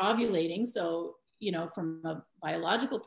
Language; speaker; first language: English; native; English